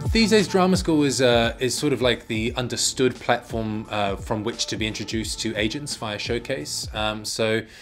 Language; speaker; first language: English; native; English